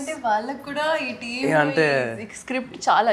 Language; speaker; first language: Telugu; non-native, local second language; Urdu